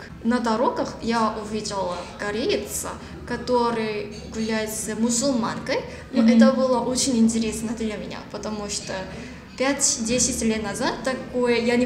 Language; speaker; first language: Russian; non-native, learner; Korean